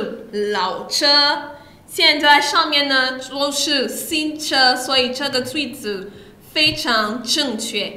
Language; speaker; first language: Chinese; non-native, fluent; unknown